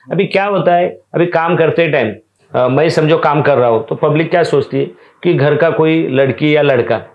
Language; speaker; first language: Hindi; non-native, local second language; Marathi